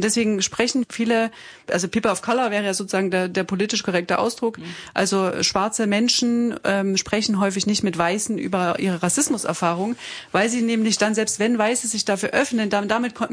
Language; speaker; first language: German; native; German